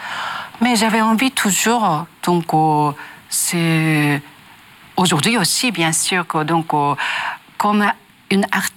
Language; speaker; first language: French; non-native, learner; Japanese